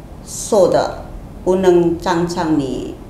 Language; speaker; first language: Chinese; non-native, learner; Indonesian